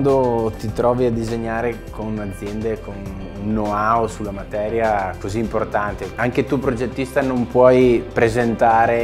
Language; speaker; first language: Italian; native; Italian